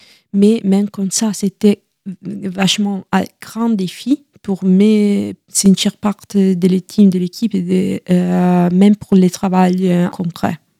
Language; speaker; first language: French; non-native, learner; Italian